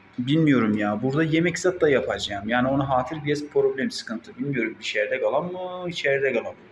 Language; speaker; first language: Turkish; native; Turkish